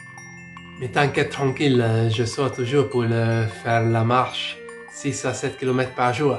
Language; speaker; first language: French; non-native, fluent; Hungarian